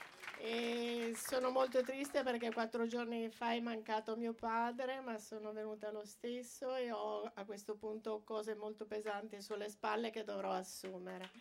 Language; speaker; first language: Italian; non-native, learner; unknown